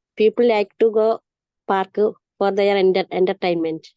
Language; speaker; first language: English; non-native, local second language; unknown